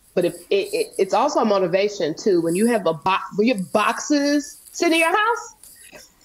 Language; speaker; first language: English; native; English